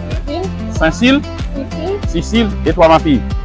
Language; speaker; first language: French; non-native, learner; Haitian Creole